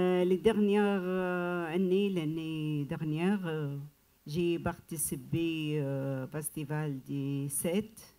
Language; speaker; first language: French; non-native, learner; Arabic